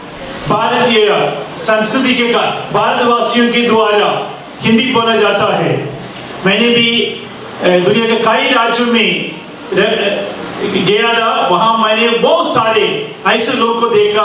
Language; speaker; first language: Hindi; non-native, local second language; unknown